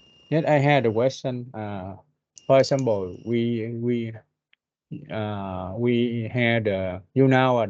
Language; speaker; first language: English; non-native, learner; Vietnamese